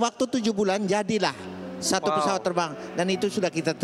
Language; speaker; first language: Indonesian; native; Indonesian